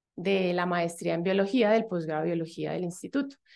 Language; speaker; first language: Spanish; native; Spanish